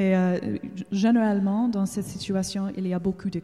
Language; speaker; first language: French; non-native, learner; English